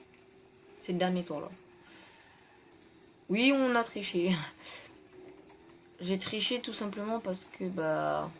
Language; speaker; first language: French; native; French